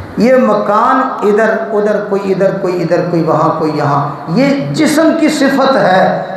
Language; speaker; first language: Urdu; non-native, local second language; Punjabi